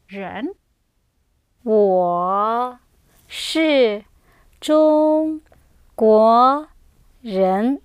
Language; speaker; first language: Chinese; non-native, learner; English